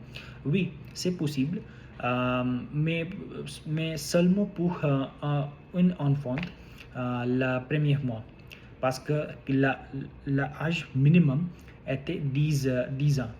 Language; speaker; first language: French; non-native, learner; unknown